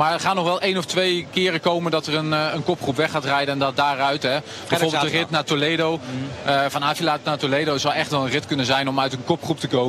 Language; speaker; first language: Dutch; native; Dutch